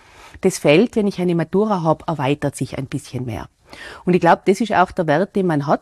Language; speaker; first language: German; native; German